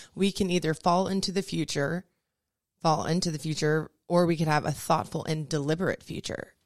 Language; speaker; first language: English; native; English